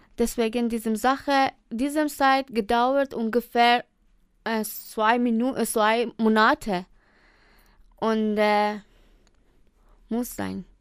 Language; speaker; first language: German; non-native, learner; Persian